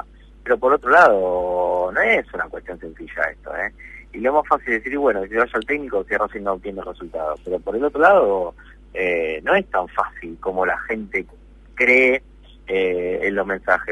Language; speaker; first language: Spanish; native; Spanish